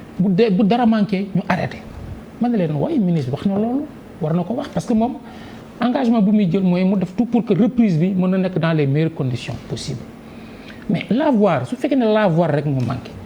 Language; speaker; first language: Wolof; non-native, local second language; Fula